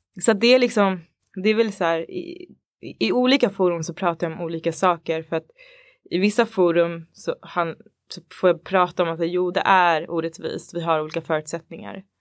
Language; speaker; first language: Swedish; early bilingual, other home language; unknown